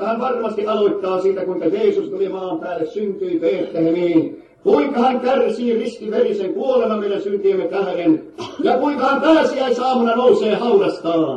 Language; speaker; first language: Finnish; native; Finnish